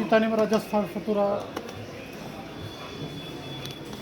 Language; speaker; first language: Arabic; non-native, learner; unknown